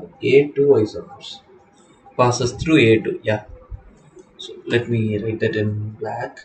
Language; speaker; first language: English; non-native, local second language; Tamil